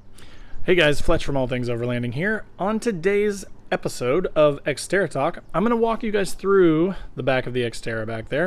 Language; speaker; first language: English; native; English